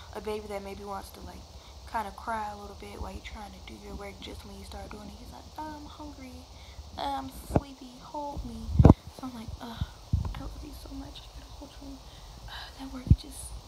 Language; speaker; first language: English; native; English